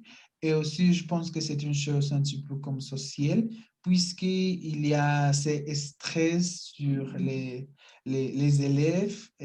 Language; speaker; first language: French; non-native, learner; Spanish